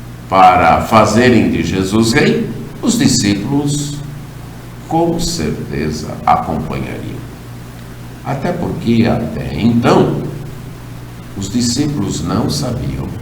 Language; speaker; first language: Portuguese; native; Portuguese